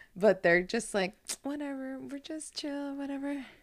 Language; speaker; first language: English; early bilingual, heritage; Spanish